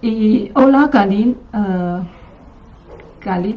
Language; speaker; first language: Spanish; non-native, learner; Chinese